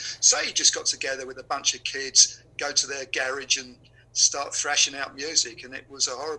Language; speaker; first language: English; native; English